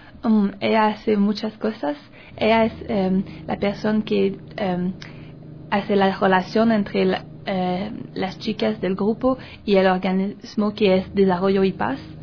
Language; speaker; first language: Spanish; non-native, learner; French